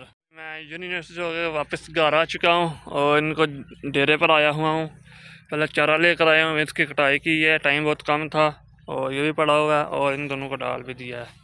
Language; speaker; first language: Hindi; non-native, local second language; Punjabi